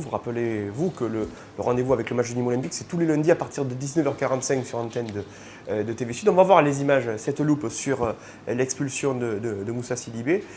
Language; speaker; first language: French; native; French